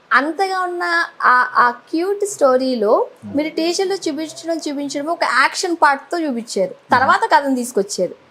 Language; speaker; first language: Telugu; native; Telugu